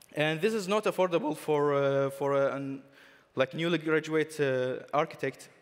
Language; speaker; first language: English; non-native, fluent; Arabic